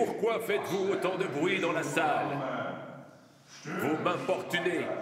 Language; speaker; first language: French; native; French